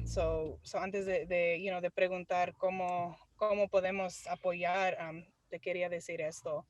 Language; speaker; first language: Spanish; early bilingual, heritage; Spanish